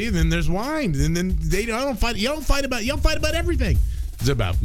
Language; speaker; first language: English; native; English